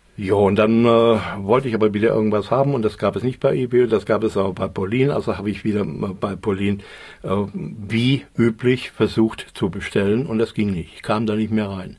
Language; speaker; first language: German; native; German